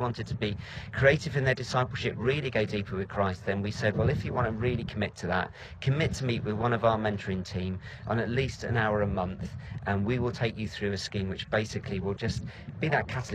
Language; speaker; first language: English; native; English